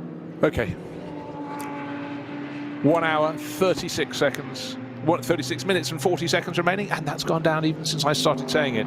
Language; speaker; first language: English; native; English